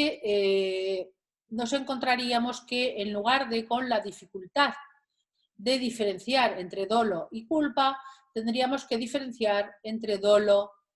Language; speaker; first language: Spanish; native; Spanish